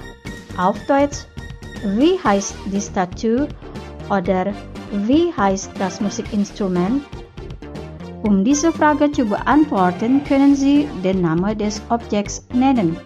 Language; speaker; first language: German; non-native, fluent; Indonesian